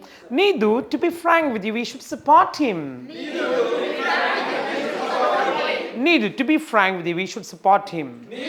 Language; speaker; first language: English; non-native, local second language; Malayalam